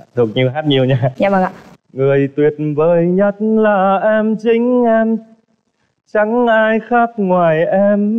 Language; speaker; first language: Vietnamese; native; Vietnamese